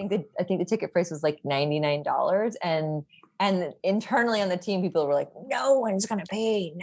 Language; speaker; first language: English; native; English